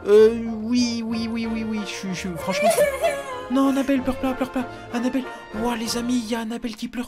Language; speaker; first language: French; native; French